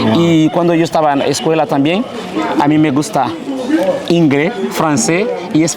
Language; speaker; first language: Spanish; early bilingual, heritage; Haitian Creole